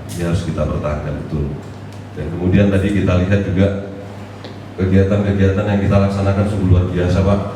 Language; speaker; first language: Indonesian; native; Indonesian